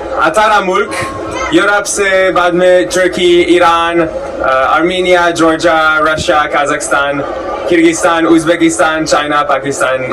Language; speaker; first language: Hindi; non-native, learner; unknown